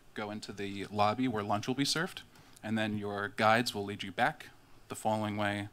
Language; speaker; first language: English; native; English